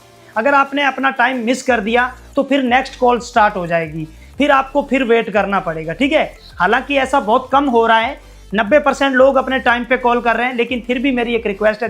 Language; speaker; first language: Hindi; native; Hindi